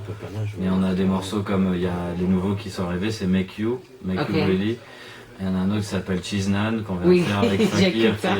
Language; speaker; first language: French; native; French